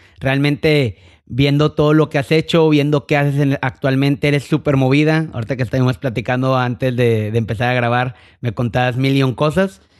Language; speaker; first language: Spanish; native; Spanish